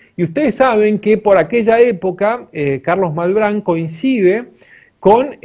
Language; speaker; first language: Spanish; native; Spanish